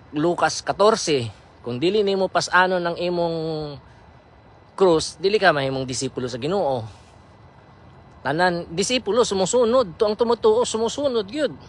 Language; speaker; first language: Cebuano; non-native, local second language; Iloko